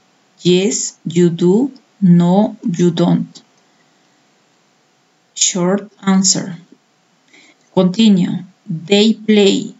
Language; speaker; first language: English; non-native, fluent; Spanish